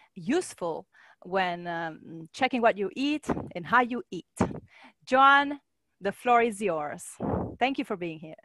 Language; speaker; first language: English; non-native, fluent; Italian